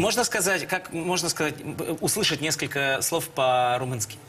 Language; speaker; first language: Russian; native; Russian